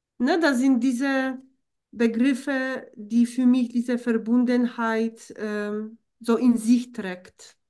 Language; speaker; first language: German; non-native, fluent; Polish